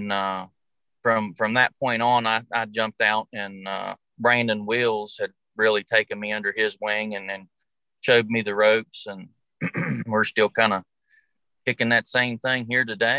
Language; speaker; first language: English; native; English